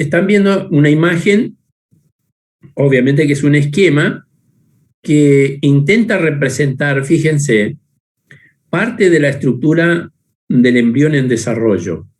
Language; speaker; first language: Spanish; native; Spanish